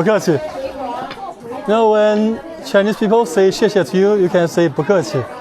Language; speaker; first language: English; non-native, learner; Chinese